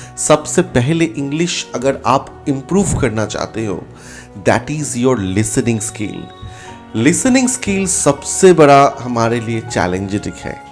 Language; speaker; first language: Hindi; non-native, local second language; Bangla